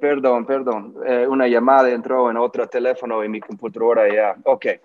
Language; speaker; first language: Spanish; non-native, learner; English